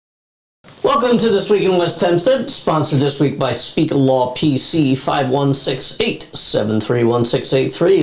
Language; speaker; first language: English; native; English